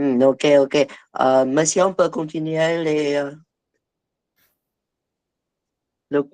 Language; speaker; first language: French; non-native, fluent; Vietnamese